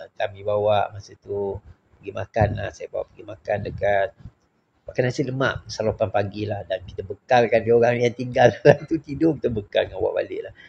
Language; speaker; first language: Malay; native; Malay